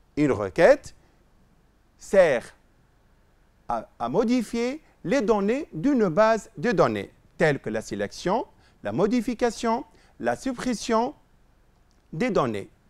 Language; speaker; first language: French; non-native, local second language; Arabic